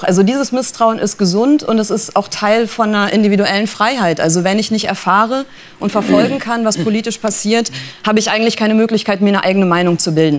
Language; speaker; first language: German; native; German